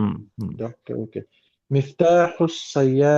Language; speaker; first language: Arabic; non-native, learner; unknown